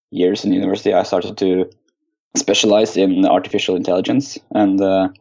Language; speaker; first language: English; non-native, fluent; Norwegian